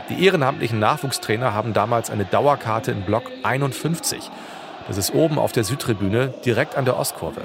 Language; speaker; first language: German; native; German